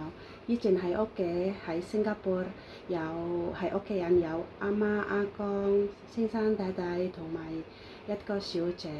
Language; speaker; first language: Cantonese; non-native, learner; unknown